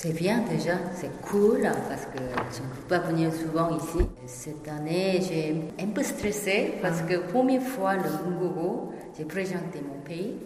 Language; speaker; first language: French; non-native, learner; Korean